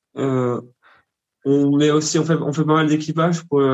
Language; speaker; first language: French; native; French